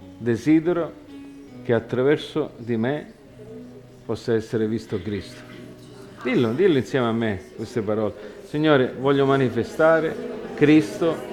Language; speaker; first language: Italian; non-native, fluent; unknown